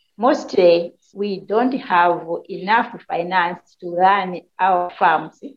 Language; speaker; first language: English; non-native, local second language; Nyanja